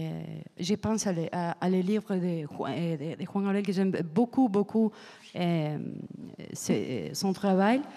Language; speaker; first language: French; non-native, learner; Spanish